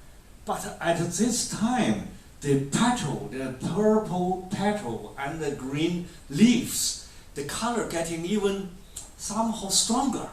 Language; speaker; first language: English; non-native, fluent; Chinese